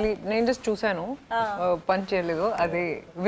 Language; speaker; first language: Telugu; non-native, fluent; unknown